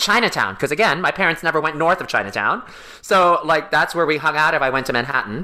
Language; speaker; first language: English; native; English